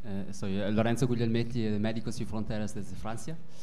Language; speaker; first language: Spanish; non-native, learner; Italian